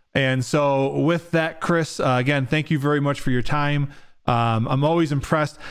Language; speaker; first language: English; native; English